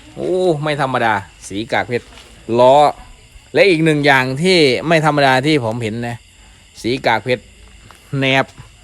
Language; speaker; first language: Thai; native; Thai